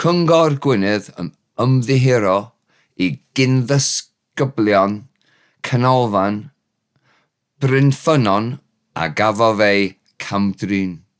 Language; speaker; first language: Welsh; non-native, learner; English